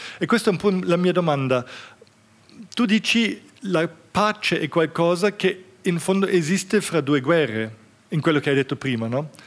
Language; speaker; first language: Italian; non-native, fluent; German